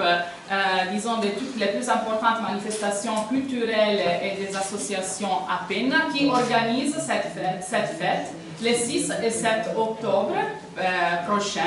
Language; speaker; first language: French; non-native, fluent; Italian